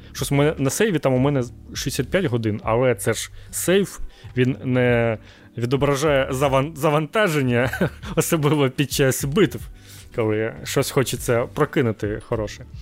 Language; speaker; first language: Ukrainian; native; Ukrainian